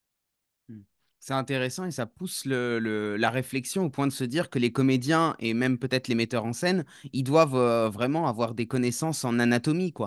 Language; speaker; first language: French; native; French